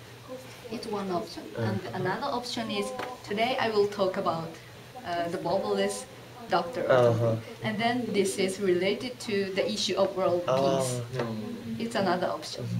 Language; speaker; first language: English; non-native, fluent; Japanese